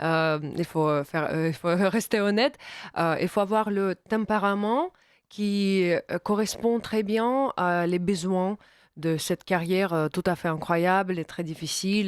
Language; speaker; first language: French; non-native, fluent; Russian